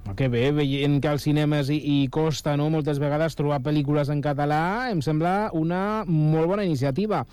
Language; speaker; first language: Catalan; native; Catalan